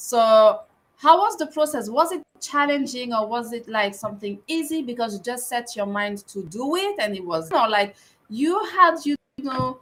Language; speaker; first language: English; non-native, fluent; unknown